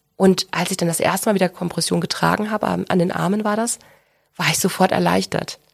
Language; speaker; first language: German; native; German